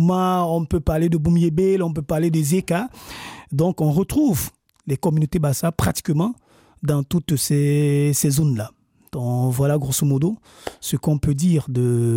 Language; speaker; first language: French; non-native, local second language; Basaa